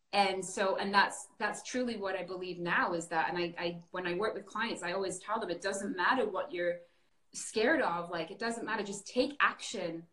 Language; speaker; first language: English; native; English